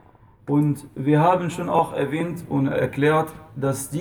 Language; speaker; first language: German; non-native, fluent; Arabic